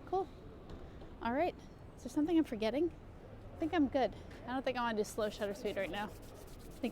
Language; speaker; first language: English; native; English